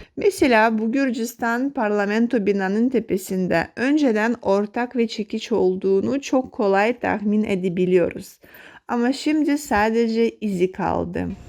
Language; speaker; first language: Turkish; non-native, fluent; Russian